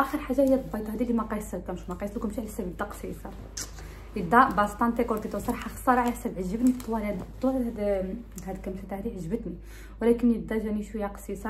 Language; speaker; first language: Arabic; early bilingual, heritage; Arabic